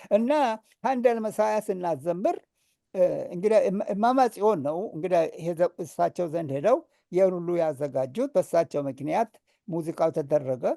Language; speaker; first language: Amharic; non-native, local second language; Oromo